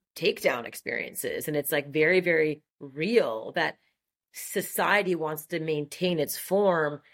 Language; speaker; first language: English; non-native, fluent; French